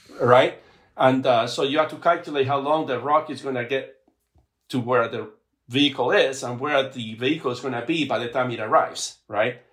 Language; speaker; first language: English; non-native, fluent; Spanish